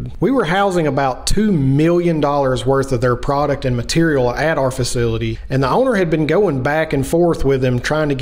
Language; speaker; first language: English; native; English